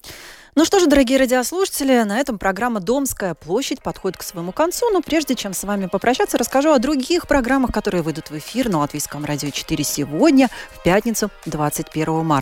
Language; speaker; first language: Russian; native; Russian